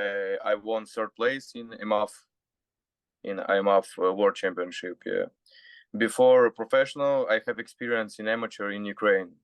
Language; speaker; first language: English; non-native, learner; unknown